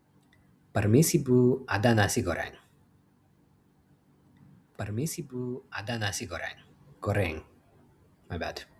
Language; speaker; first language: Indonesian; non-native, learner; English